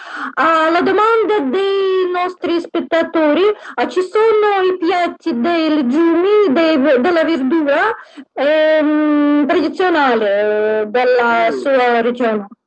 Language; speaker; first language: Italian; non-native, learner; Russian